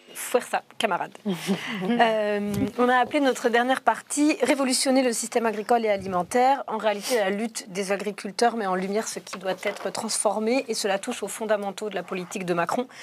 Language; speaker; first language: French; native; French